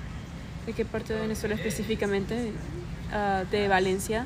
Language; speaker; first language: Spanish; early bilingual, other home language; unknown